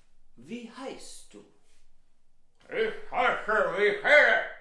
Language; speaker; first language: German; non-native, fluent; Italian